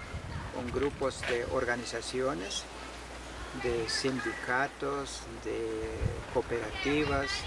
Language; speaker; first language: Spanish; non-native, local second language; Kʼicheʼ